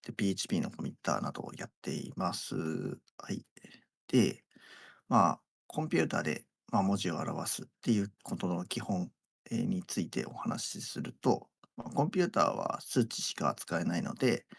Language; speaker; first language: Japanese; native; Japanese